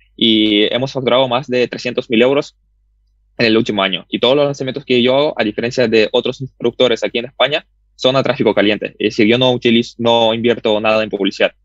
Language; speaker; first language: Spanish; early bilingual, other home language; Russian